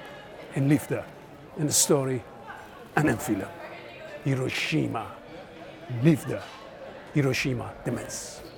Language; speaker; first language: Dutch; non-native, fluent; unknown